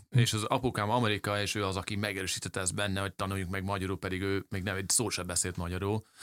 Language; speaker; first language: Hungarian; early bilingual, heritage; English